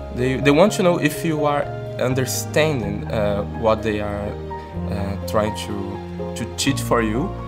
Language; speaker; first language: English; non-native, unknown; Portuguese